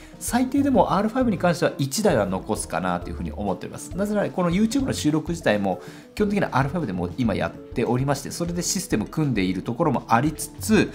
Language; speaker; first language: Japanese; native; Japanese